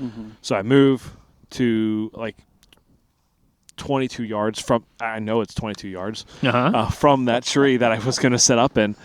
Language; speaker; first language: English; native; English